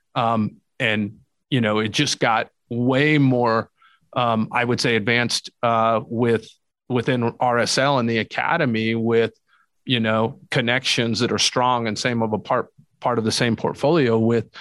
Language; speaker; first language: English; native; English